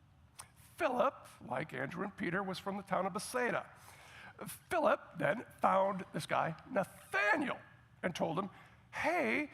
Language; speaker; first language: English; native; English